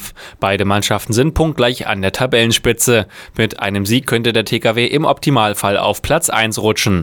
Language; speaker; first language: German; native; German